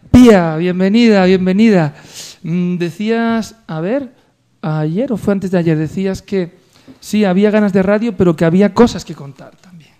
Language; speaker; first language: Spanish; native; Spanish